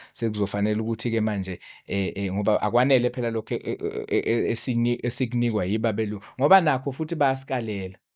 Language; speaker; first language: Zulu; native; Zulu